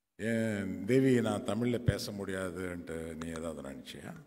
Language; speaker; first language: Tamil; non-native, local second language; Telugu